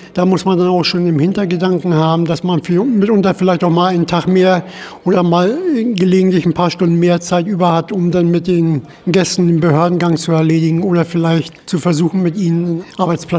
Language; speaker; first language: German; native; German